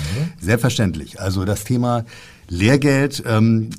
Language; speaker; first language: German; native; German